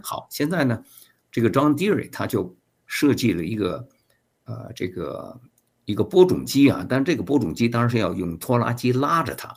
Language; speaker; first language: Chinese; native; Chinese